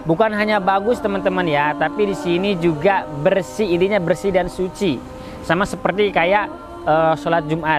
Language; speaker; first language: Indonesian; native; Indonesian